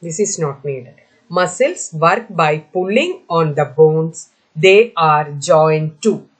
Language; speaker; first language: English; non-native, local second language; Malayalam